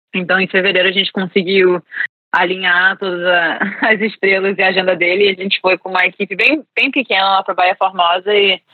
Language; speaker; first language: Portuguese; early bilingual, other home language; English